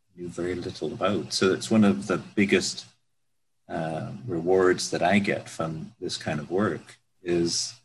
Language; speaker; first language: English; native; English